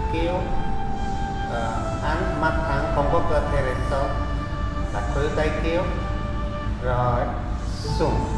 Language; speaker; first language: Vietnamese; non-native, learner; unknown